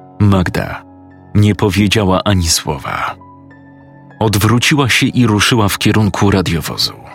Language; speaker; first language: Polish; native; Polish